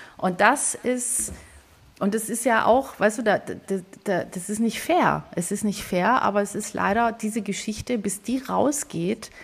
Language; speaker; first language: German; early bilingual, other home language; Greek